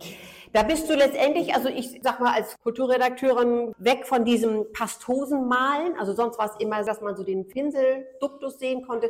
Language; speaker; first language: German; native; German